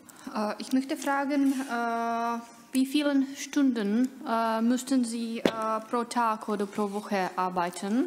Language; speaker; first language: German; non-native, learner; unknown